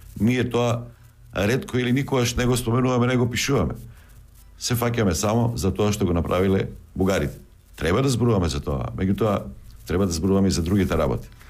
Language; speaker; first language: Macedonian; native; Macedonian